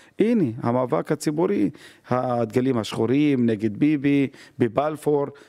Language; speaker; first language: Hebrew; non-native, local second language; Arabic